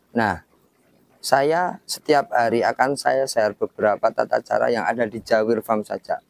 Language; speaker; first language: Indonesian; native; Indonesian